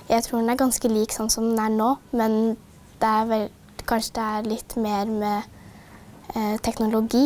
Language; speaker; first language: Norwegian; native; Norwegian